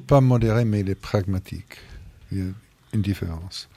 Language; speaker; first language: French; non-native, fluent; English